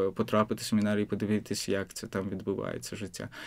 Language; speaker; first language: Ukrainian; non-native, fluent; Azerbaijani